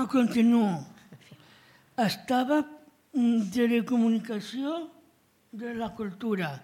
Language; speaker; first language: Catalan; non-native, local second language; Spanish